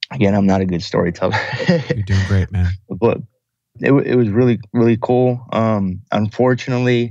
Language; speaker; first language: English; early bilingual, other home language; Russian